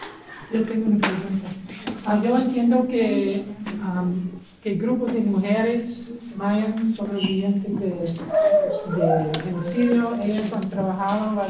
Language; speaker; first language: Spanish; non-native, learner; English